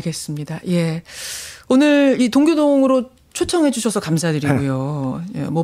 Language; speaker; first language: Korean; native; Korean